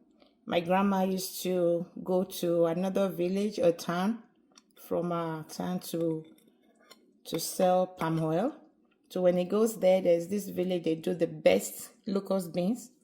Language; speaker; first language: English; non-native, local second language; Yoruba